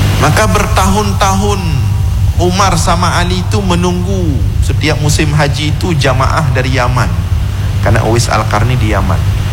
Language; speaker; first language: Malay; non-native, local second language; Achinese